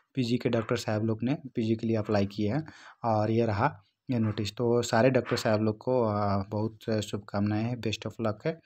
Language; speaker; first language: Hindi; non-native, local second language; Bhojpuri